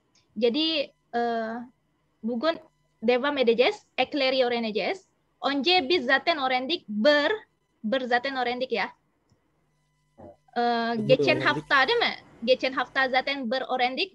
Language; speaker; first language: Turkish; non-native, learner; Indonesian